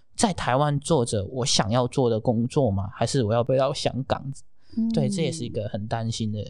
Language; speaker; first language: Chinese; non-native, fluent; Cantonese